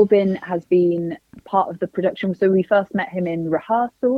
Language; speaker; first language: English; native; English